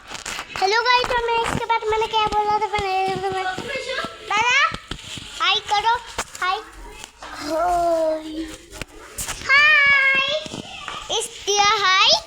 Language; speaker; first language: Hindi; non-native, local second language; Marathi